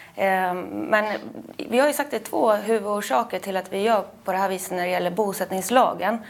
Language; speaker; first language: Swedish; native; Swedish